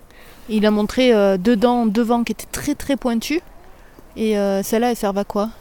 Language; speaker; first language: French; native; French